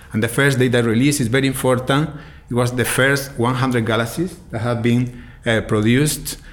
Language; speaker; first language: English; non-native, fluent; Spanish